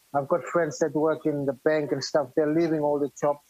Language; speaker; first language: English; non-native, fluent; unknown